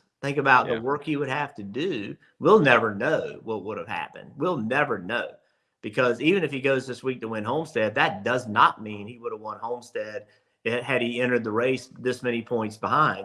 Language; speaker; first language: English; native; English